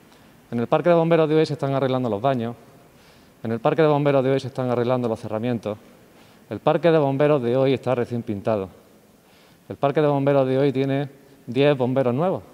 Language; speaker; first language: Spanish; native; Spanish